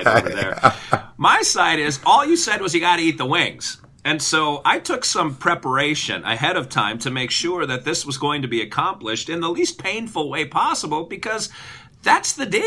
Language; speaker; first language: English; native; English